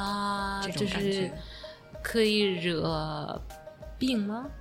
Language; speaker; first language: Chinese; non-native, learner; Japanese